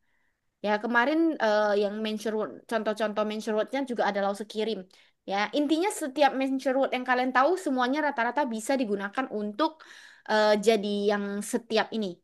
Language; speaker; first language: Indonesian; native; Indonesian